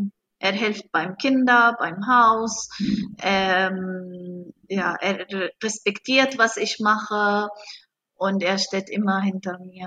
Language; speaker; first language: German; non-native, fluent; Arabic